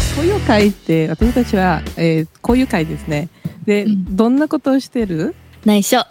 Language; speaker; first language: Japanese; early bilingual, other home language; Portuguese